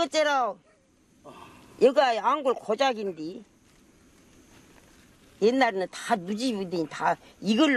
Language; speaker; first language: Korean; native; Korean